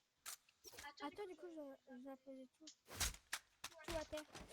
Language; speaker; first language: French; native; French